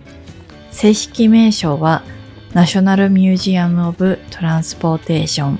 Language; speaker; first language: Japanese; native; Japanese